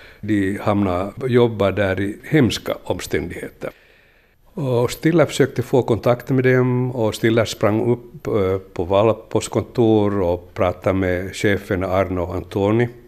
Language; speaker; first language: Swedish; native; Swedish